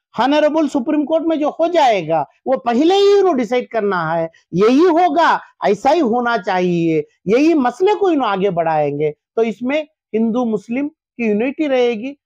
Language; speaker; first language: Hindi; non-native, local second language; Urdu